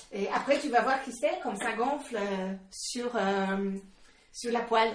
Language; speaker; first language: French; non-native, fluent; Polish